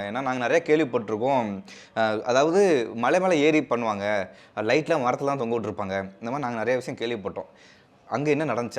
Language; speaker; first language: Tamil; native; Tamil